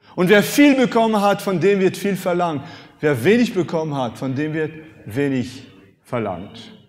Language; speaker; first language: German; non-native, fluent; French